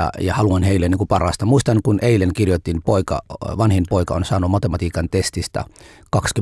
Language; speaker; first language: Finnish; non-native, fluent; Somali